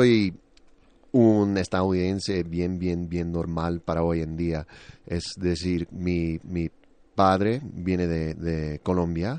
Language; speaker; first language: Spanish; early bilingual, other home language; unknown